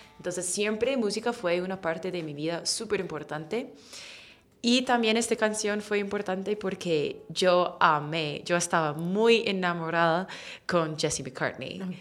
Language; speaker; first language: Spanish; non-native, fluent; English